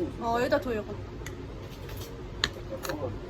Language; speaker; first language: Korean; native; Korean